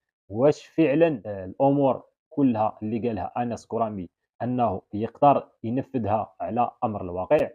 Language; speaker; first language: Arabic; native; Arabic